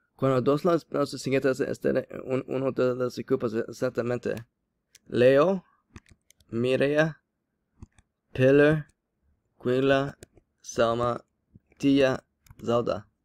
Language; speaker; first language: Spanish; non-native, learner; English